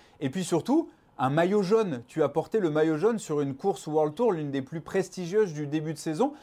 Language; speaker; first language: French; native; French